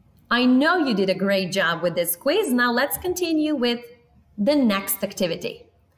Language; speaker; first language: English; non-native, fluent; Macedonian